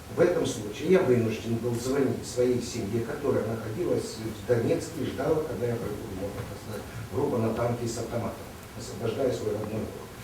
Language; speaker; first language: Russian; native; Russian